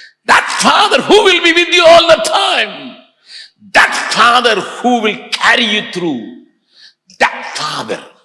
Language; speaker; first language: English; non-native, local second language; Tamil